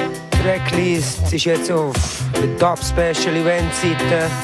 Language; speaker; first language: German; native; German